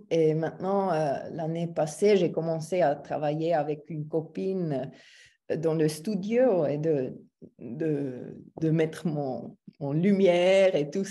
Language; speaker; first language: French; non-native, local second language; German